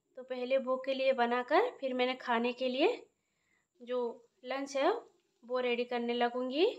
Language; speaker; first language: Hindi; non-native, local second language; Odia